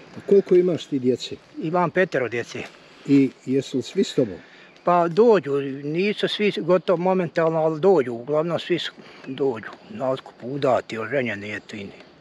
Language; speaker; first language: Bosnian; native; Bosnian